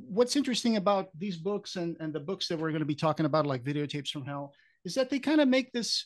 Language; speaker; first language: English; non-native, fluent; Portuguese